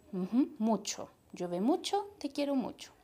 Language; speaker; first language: Spanish; non-native, fluent; Portuguese